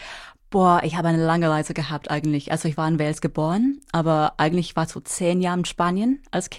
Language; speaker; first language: German; non-native, fluent; English